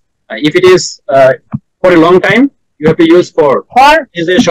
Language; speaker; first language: English; non-native, learner; Bangla